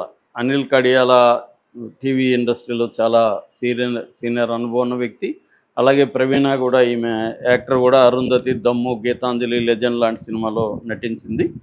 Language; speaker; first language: Telugu; native; Telugu